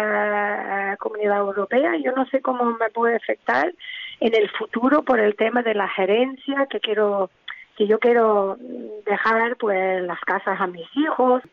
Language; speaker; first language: Spanish; non-native, learner; English